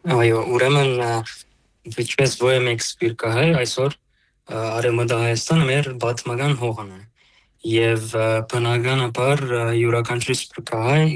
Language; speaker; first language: Armenian; early bilingual, heritage; Armenian